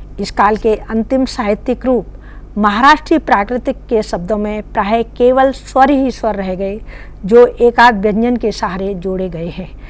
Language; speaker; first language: Hindi; native; Hindi